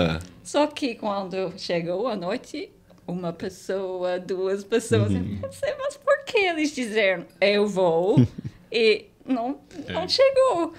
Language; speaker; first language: Portuguese; non-native, fluent; English